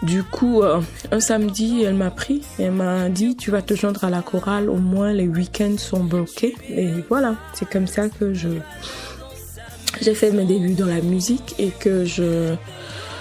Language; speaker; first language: French; non-native, local second language; Ewe